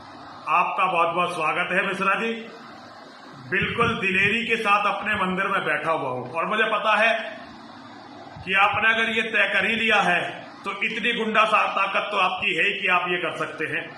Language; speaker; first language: Hindi; native; Hindi